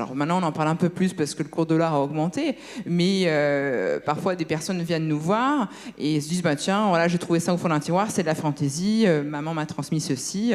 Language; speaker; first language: French; native; French